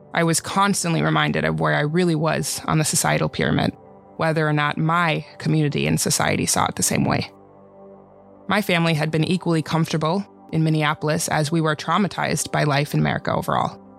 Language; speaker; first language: English; early bilingual, other home language; Swedish